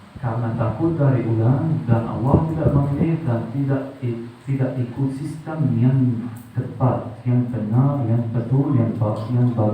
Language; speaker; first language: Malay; non-native, learner; Arabic